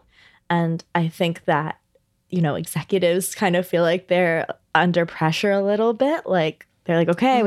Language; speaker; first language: English; native; English